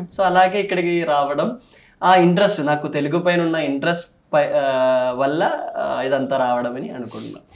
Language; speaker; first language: Telugu; non-native, local second language; Malayalam